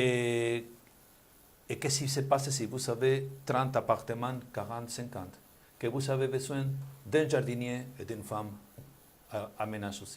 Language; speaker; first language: French; non-native, learner; Spanish